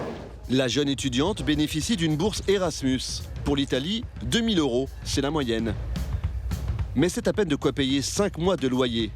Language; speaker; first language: French; native; French